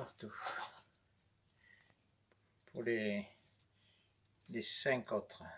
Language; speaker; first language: French; native; French